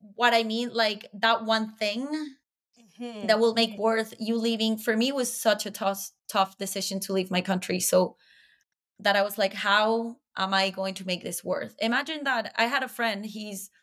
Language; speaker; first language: English; non-native, fluent; Spanish